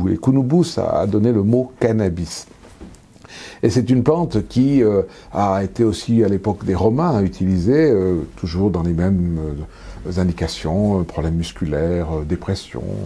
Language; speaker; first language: French; native; French